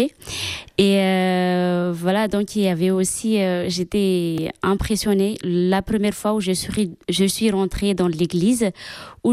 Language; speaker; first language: French; non-native, local second language; Malagasy